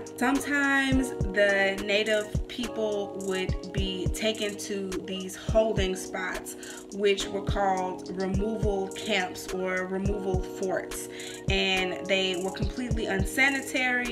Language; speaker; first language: English; native; English